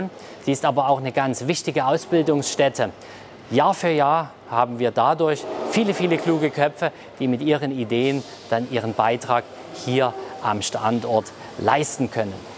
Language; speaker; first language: German; native; German